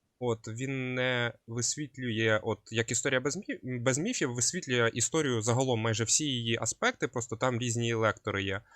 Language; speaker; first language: Ukrainian; native; Ukrainian